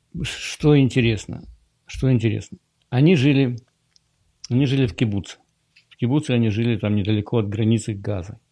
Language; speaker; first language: Russian; native; Russian